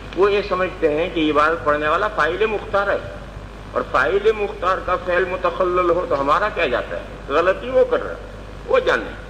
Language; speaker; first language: Urdu; non-native, local second language; Gujarati